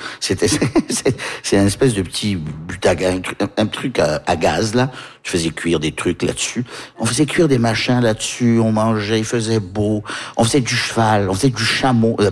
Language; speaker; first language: French; early bilingual, heritage; French